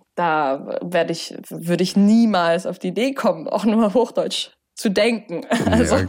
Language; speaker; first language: German; native; German